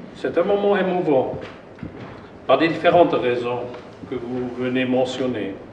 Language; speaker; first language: French; non-native, fluent; German